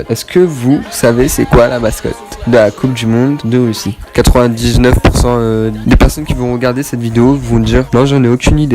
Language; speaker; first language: French; native; French